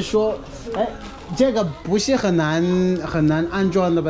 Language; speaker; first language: Chinese; non-native, fluent; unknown